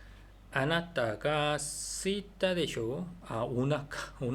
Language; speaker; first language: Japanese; non-native, learner; Korean